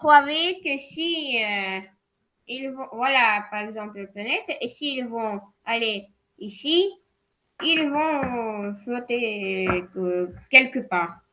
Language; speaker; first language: French; non-native, learner; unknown